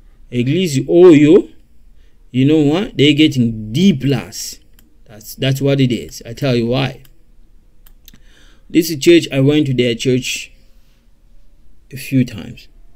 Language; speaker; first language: English; non-native, fluent; Lingala